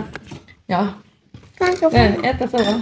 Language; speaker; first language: Swedish; non-native, learner; Vietnamese